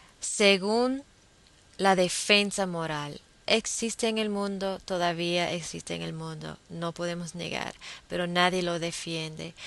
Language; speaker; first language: Spanish; non-native, fluent; English